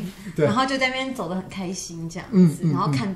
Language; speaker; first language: Chinese; native; Chinese